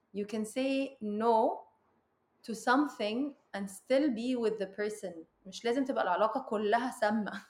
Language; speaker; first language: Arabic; early bilingual, heritage; Arabic